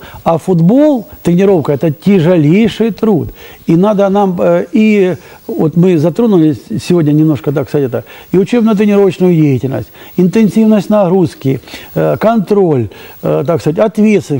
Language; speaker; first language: Russian; native; Russian